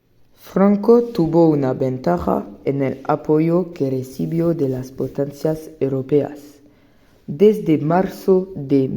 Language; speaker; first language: Spanish; non-native, learner; French